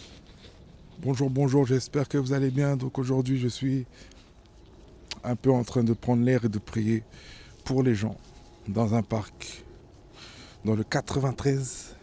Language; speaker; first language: French; native; French